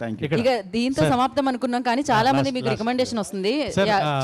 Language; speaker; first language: Telugu; native; Telugu